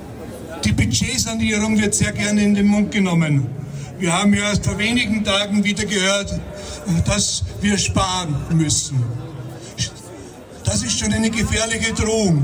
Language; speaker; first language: German; native; German